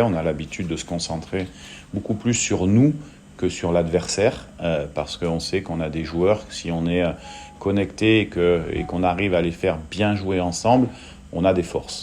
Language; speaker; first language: French; native; French